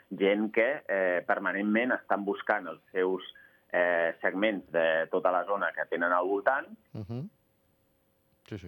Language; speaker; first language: Catalan; native; Catalan